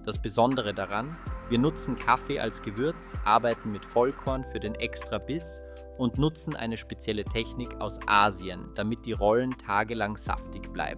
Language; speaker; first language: German; native; German